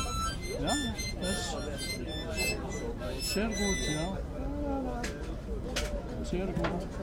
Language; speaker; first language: German; non-native, learner; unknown